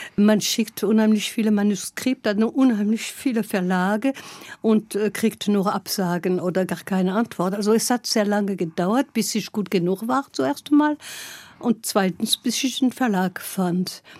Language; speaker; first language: German; non-native, fluent; French